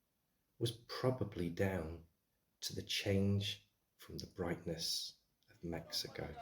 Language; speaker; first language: English; native; English